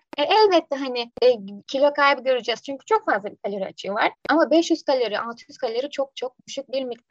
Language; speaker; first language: Turkish; native; Turkish